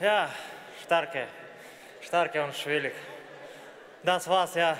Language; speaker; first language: German; non-native, learner; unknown